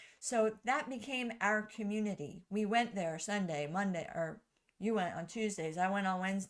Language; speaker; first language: English; native; English